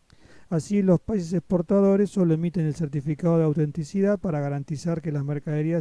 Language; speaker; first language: Spanish; native; Spanish